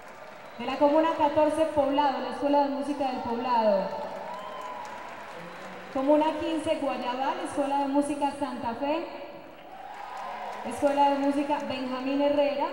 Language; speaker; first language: Spanish; native; Spanish